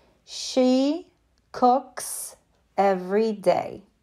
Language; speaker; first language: English; non-native, fluent; Polish